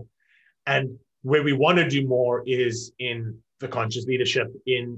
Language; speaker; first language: English; native; English